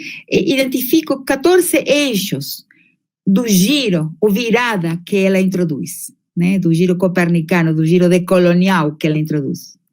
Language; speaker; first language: Portuguese; non-native, fluent; Spanish